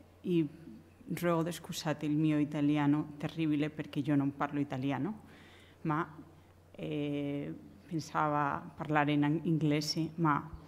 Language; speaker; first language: Italian; non-native, learner; Spanish